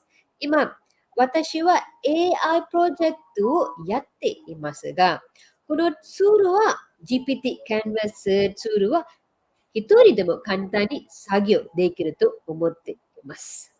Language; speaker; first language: Japanese; non-native, fluent; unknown